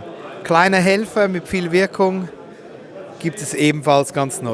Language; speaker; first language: German; native; German